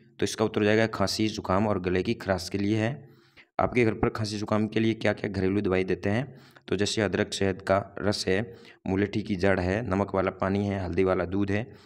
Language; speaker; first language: Hindi; native; Hindi